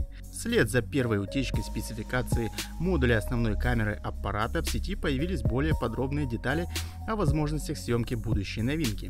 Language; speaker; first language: Russian; native; Russian